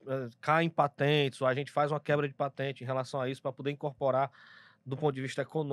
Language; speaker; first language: Portuguese; native; Portuguese